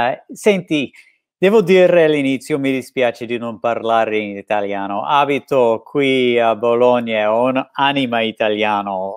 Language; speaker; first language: Italian; non-native, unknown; English